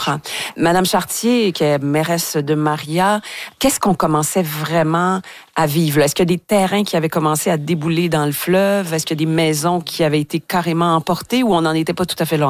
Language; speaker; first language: French; native; French